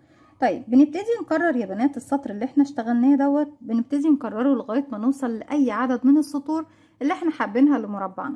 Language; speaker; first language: Arabic; native; Arabic